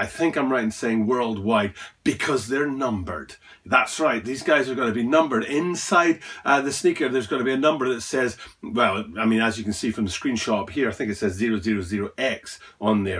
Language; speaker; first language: English; native; English